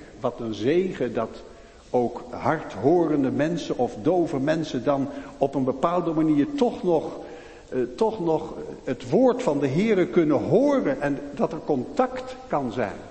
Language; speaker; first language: Dutch; native; Dutch